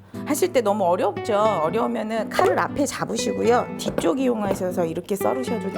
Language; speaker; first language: Korean; native; Korean